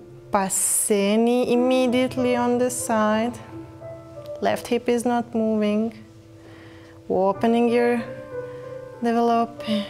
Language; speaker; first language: English; non-native, fluent; Hungarian